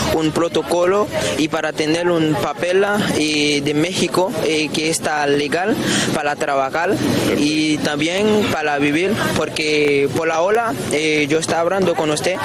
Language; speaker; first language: Spanish; non-native, learner; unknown